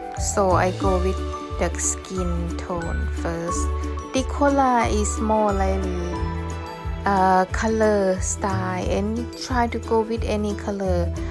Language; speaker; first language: English; non-native, learner; Thai